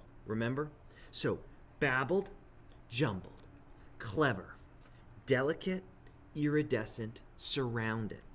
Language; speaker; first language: English; native; English